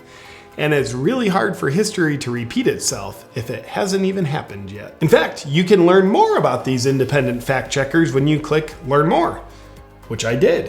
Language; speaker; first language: English; native; English